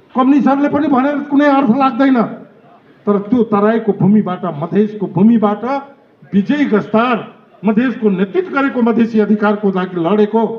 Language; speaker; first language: Nepali; non-native, local second language; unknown